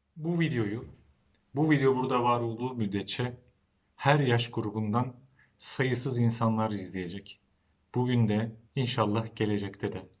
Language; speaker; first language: Turkish; native; Turkish